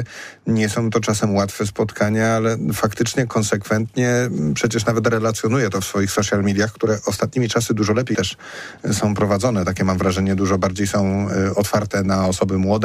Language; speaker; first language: Polish; native; Polish